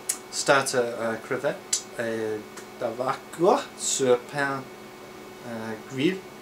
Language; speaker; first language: French; non-native, learner; English